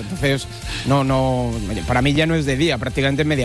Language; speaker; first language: Spanish; native; Spanish